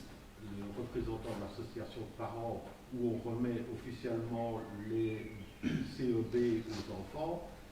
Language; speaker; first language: French; native; French